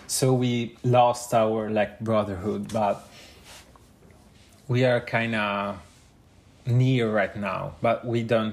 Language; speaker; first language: English; non-native, fluent; Italian